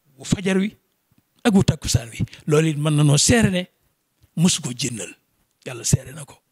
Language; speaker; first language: Wolof; native; Wolof